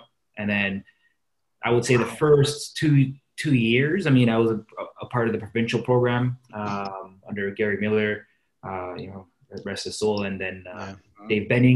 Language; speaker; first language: English; native; English